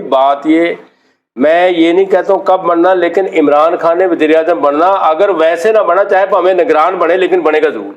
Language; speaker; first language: Urdu; non-native, local second language; Punjabi